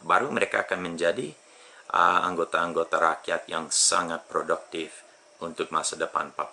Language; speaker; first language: Indonesian; non-native, fluent; English